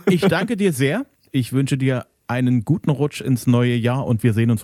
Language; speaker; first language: German; native; German